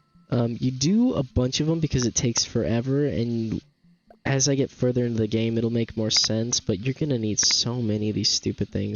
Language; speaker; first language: English; native; English